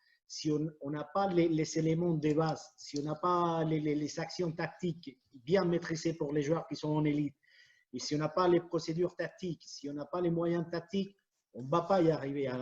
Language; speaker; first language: French; non-native, fluent; Spanish